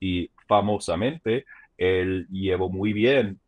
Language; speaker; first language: Spanish; non-native, fluent; English